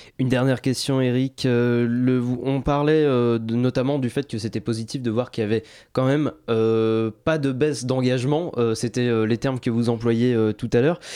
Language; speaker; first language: French; native; French